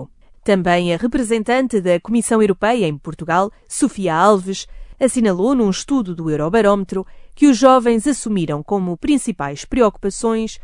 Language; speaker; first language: Portuguese; native; Portuguese